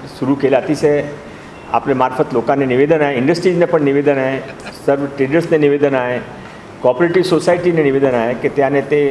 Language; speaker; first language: Marathi; non-native, local second language; Hindi